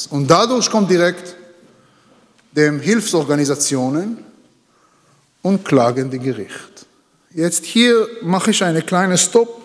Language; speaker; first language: German; non-native, learner; Hebrew